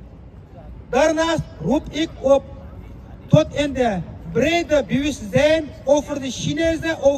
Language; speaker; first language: Dutch; non-native, fluent; Uyghur